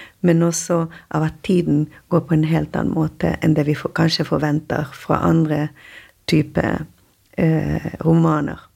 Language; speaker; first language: Norwegian; non-native, fluent; Spanish